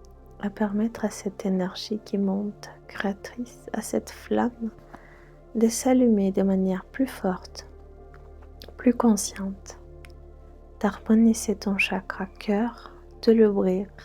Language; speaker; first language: French; non-native, fluent; Spanish